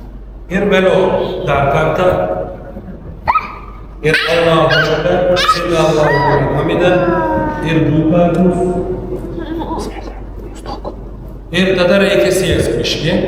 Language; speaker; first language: Lithuanian; non-native, learner; Turkish